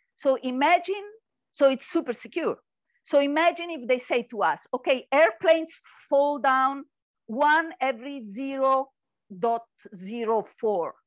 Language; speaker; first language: English; non-native, learner; Italian